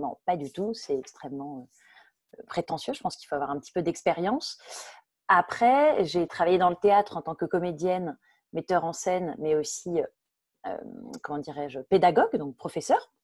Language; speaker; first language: French; native; French